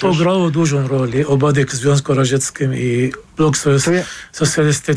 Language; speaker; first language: Polish; non-native, fluent; Arabic